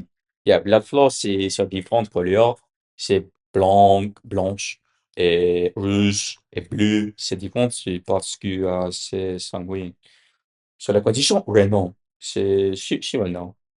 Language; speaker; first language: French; non-native, learner; English